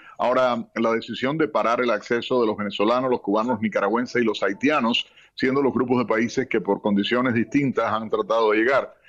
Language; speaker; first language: Spanish; native; Spanish